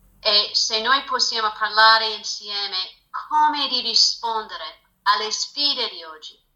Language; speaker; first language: Italian; non-native, fluent; English